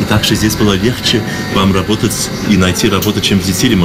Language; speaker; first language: Russian; early bilingual, heritage; Russian